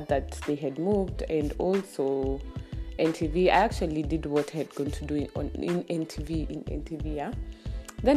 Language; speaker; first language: English; non-native, local second language; Swahili